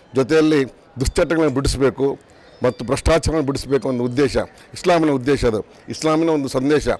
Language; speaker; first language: Kannada; non-native, local second language; Urdu